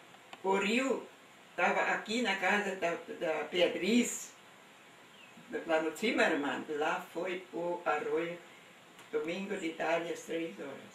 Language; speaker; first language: Portuguese; non-native, local second language; German